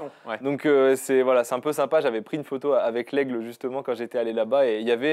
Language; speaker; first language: French; native; French